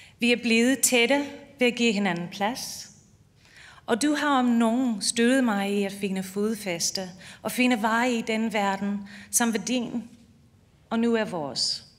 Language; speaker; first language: Danish; non-native, fluent; English